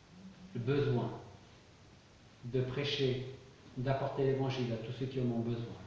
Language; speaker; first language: French; native; French